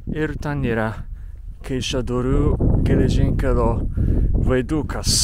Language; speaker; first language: Lithuanian; non-native, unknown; Japanese